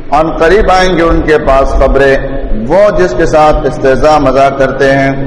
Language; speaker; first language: Urdu; non-native, local second language; Pashto